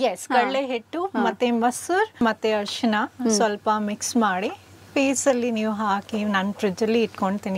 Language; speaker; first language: Kannada; non-native, learner; Punjabi